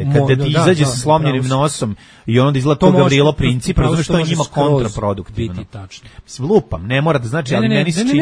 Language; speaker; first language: Serbian; native; Serbian